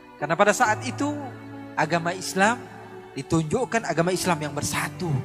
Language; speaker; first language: Indonesian; native; Indonesian